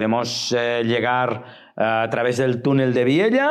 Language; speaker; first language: Spanish; native; Spanish